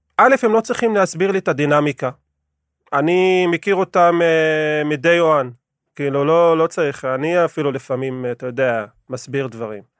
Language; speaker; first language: Hebrew; non-native, local second language; Arabic